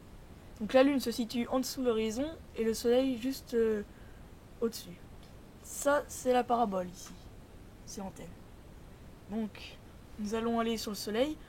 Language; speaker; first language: French; native; French